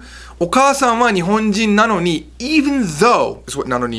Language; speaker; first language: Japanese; non-native, fluent; English